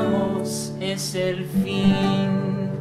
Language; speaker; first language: Spanish; non-native, learner; English